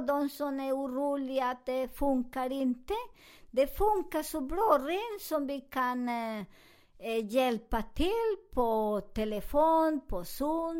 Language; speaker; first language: Swedish; non-native, fluent; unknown